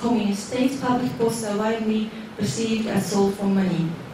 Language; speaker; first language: English; non-native, fluent; Japanese